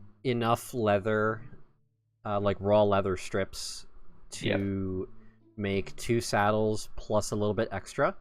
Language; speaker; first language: English; native; English